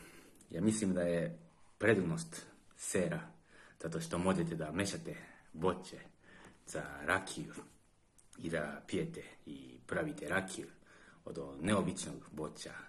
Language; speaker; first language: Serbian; non-native, learner; Japanese